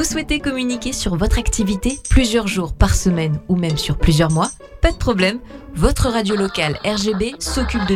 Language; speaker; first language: French; native; French